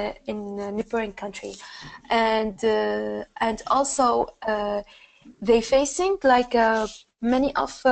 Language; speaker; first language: English; non-native, learner; Arabic